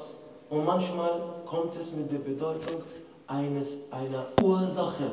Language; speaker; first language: German; non-native, fluent; Arabic